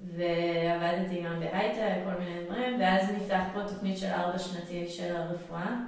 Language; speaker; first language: Hebrew; early bilingual, heritage; Hebrew